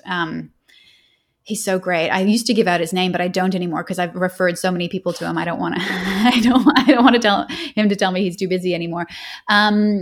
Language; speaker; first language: English; native; English